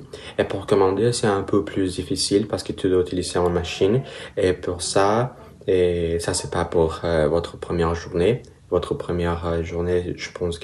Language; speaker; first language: French; non-native, learner; Spanish